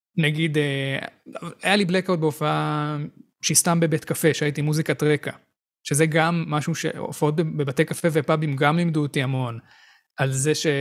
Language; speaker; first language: Hebrew; native; Hebrew